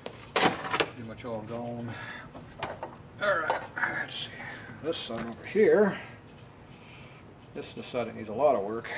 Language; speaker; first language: English; native; English